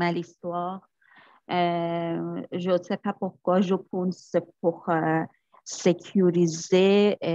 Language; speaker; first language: French; non-native, learner; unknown